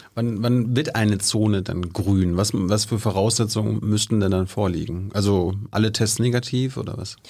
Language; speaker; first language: German; native; German